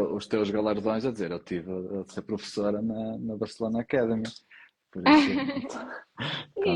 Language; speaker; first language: Portuguese; native; Portuguese